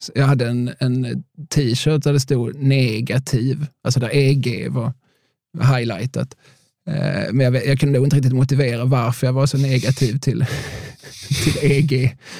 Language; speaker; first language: Swedish; native; Swedish